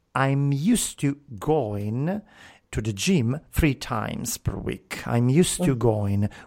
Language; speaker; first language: English; non-native, fluent; Italian